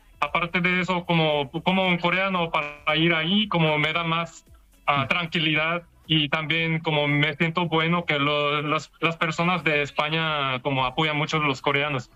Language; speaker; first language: Spanish; non-native, learner; Korean